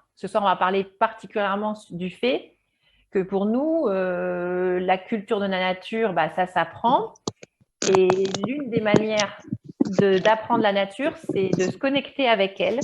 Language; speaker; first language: French; native; French